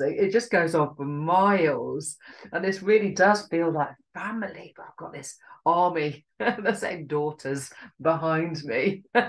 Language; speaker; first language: English; native; English